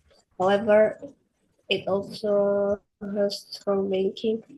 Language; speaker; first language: English; non-native, learner; Indonesian